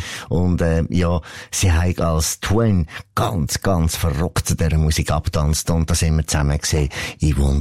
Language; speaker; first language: German; native; German